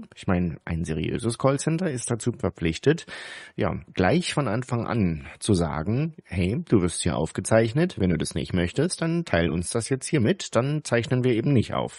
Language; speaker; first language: German; native; German